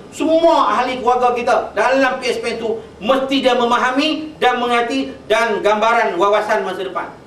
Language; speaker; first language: Malay; native; Malay